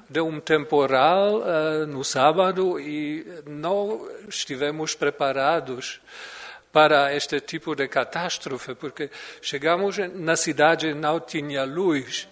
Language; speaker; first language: Portuguese; non-native, fluent; German